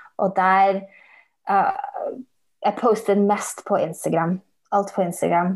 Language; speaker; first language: Norwegian; early bilingual, heritage; English